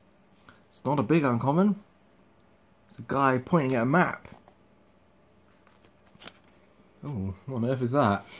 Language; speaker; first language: English; native; English